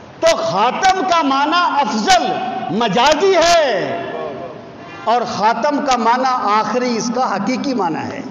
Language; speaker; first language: Urdu; non-native, local second language; Punjabi